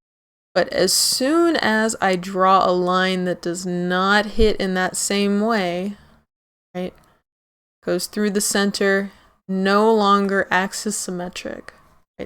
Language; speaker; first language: English; native; English